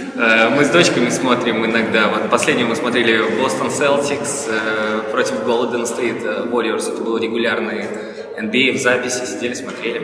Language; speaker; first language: Russian; native; Russian